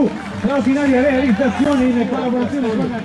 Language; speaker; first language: Italian; native; Italian